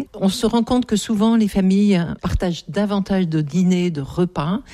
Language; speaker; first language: French; native; French